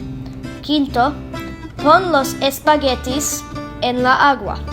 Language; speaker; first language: Spanish; non-native, learner; English